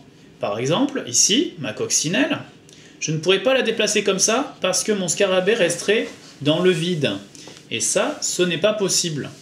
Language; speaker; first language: French; native; French